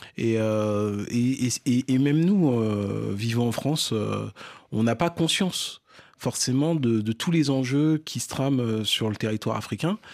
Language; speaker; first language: French; early bilingual, other home language; Fon